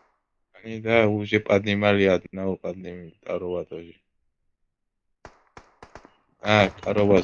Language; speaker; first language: Russian; non-native, fluent; Georgian